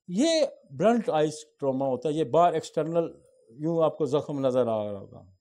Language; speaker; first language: Urdu; non-native, local second language; Saraiki